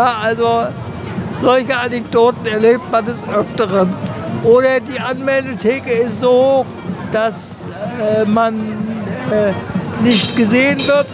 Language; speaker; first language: German; native; German